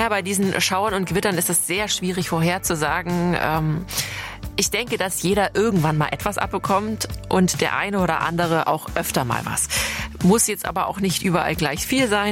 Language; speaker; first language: German; native; German